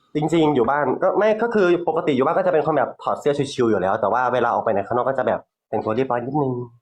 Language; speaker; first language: Thai; native; Thai